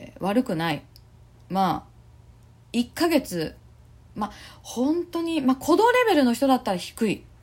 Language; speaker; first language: Japanese; native; Japanese